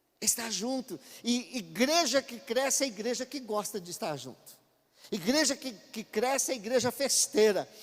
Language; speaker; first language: Portuguese; native; Portuguese